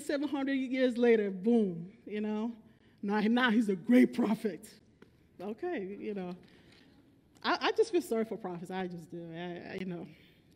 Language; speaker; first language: English; non-native, local second language; Igbo